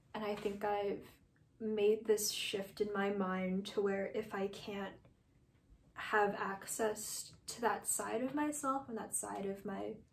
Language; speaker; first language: English; native; English